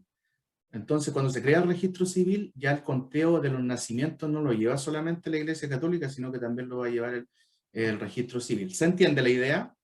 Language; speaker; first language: Spanish; native; Spanish